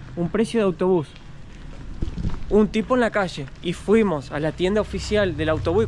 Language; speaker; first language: Spanish; native; Spanish